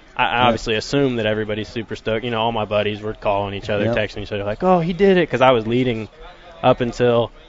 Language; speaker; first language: English; native; English